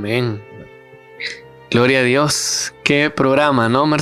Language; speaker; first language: Spanish; native; Spanish